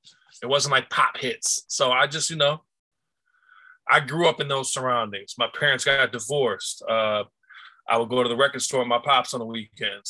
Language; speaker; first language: English; native; English